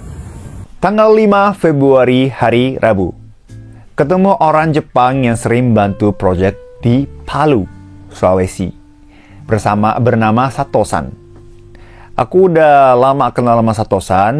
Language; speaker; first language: Indonesian; non-native, fluent; Japanese